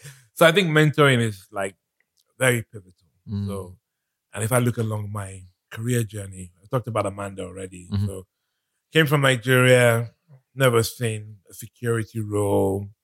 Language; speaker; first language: English; non-native, local second language; Yoruba